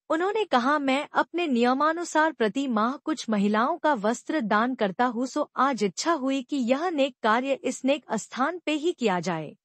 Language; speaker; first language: Hindi; non-native, local second language; Punjabi